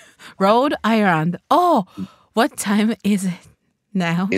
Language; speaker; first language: English; non-native, learner; Japanese